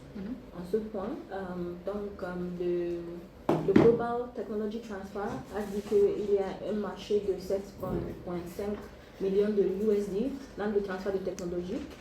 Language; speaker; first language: French; non-native, learner; English